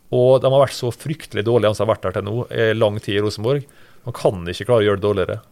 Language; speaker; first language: Norwegian; native; Norwegian